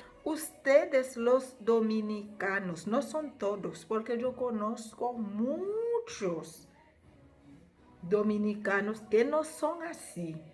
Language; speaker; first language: Spanish; non-native, fluent; Haitian Creole